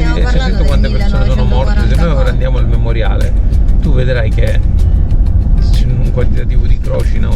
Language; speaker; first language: Italian; native; Italian